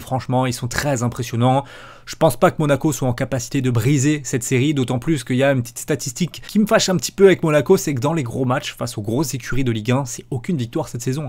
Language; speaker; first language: French; native; French